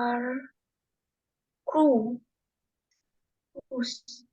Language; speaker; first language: English; non-native, learner; Vietnamese